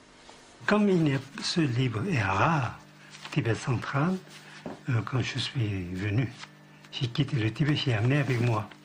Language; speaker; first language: French; non-native, fluent; Tibetan